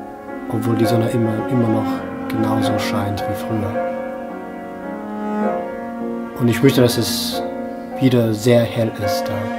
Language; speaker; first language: German; non-native, fluent; Bosnian